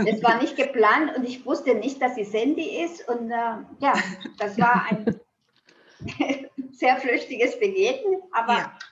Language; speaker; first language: German; non-native, fluent; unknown